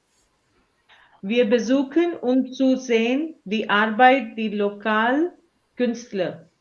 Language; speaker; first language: German; non-native, learner; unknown